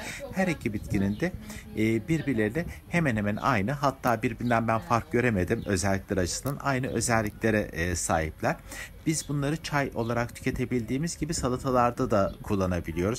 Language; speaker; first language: Turkish; native; Turkish